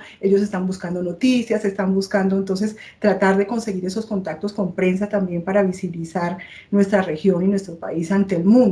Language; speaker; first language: Spanish; native; Spanish